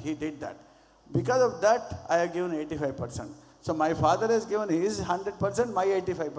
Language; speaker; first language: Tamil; non-native, learner; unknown